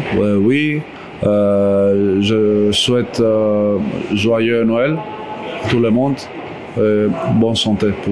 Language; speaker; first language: French; non-native, fluent; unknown